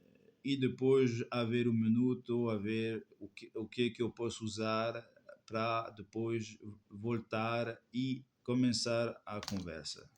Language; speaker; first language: Portuguese; non-native, fluent; French